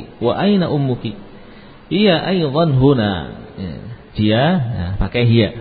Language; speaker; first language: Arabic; non-native, fluent; Indonesian